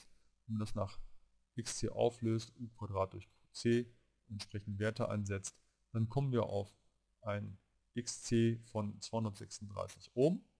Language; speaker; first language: German; native; German